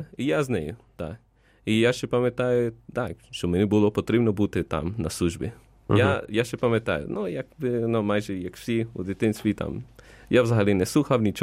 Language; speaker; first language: Ukrainian; non-native, fluent; Spanish